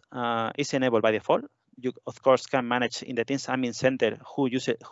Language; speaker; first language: English; non-native, fluent; Spanish